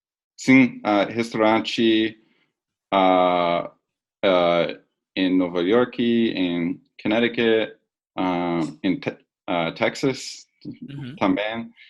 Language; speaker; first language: Portuguese; non-native, learner; English